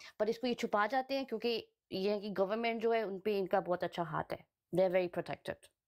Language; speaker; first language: Hindi; early bilingual, heritage; Hindi